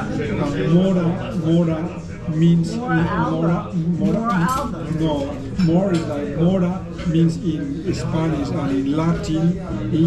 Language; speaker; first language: English; non-native, fluent; Spanish